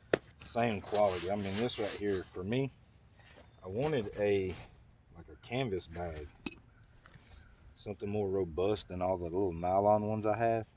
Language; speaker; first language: English; native; English